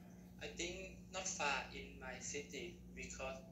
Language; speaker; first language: English; non-native, learner; Thai